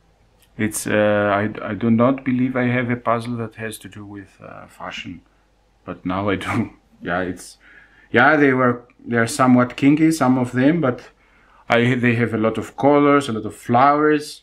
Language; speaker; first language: English; non-native, fluent; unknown